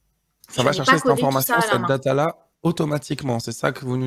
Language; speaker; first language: French; native; French